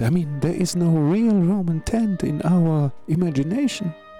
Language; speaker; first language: English; non-native, fluent; German